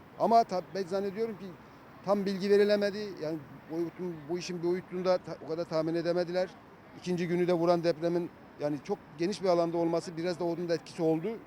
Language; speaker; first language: Turkish; native; Turkish